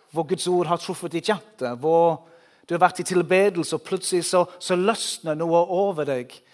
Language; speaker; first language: Norwegian; non-native, fluent; English